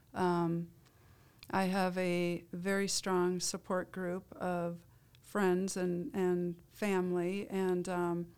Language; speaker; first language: English; native; English